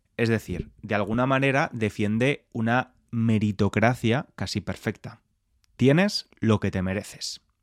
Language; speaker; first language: Spanish; native; Spanish